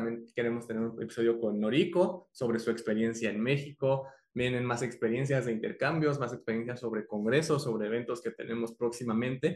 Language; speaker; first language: Spanish; native; Spanish